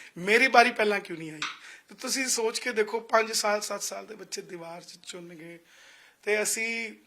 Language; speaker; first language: Punjabi; non-native, local second language; Hindi